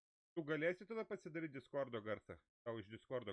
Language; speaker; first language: Lithuanian; native; Lithuanian